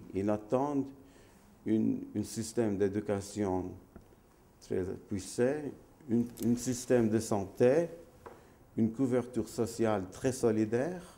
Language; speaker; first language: French; non-native, fluent; Maltese